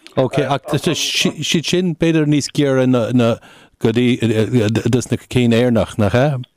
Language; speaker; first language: Irish; native; Irish